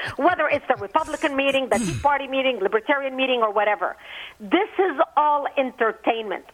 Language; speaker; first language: English; non-native, fluent; Arabic